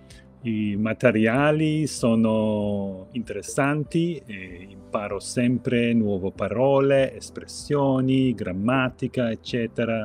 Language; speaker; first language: Italian; non-native, fluent; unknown